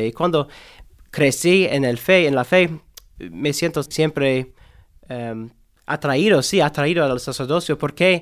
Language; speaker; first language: Spanish; non-native, learner; English